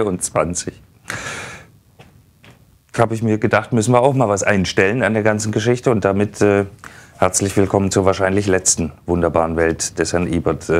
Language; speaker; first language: German; native; German